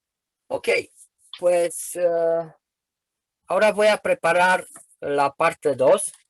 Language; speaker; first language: Spanish; non-native, fluent; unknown